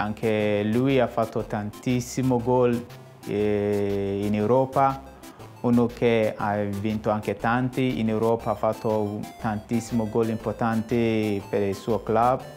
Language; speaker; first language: Italian; non-native, fluent; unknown